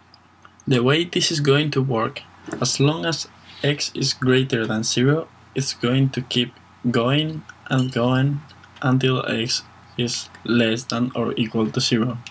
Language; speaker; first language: English; non-native, fluent; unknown